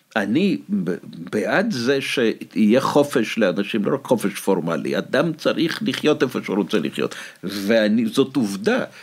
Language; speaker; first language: Hebrew; non-native, fluent; Russian